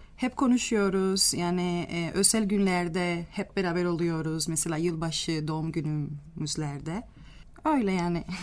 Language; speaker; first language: Turkish; non-native, fluent; Spanish